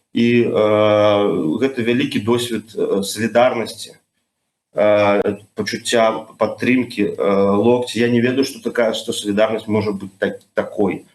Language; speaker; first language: Belarusian; non-native, local second language; Russian